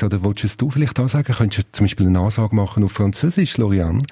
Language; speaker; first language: German; native; German